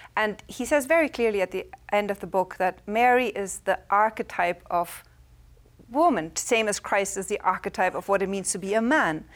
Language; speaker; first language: English; non-native, fluent; German